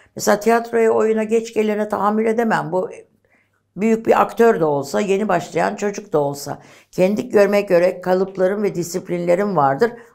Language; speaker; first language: Turkish; native; Turkish